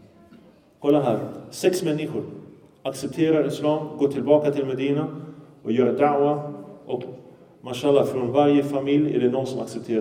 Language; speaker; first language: Swedish; early bilingual, other home language; Arabic